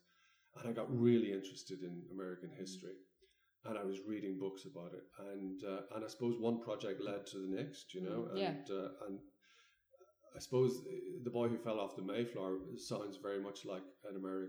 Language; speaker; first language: English; native; English